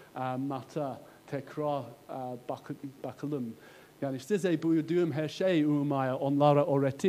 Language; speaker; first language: Turkish; non-native, learner; English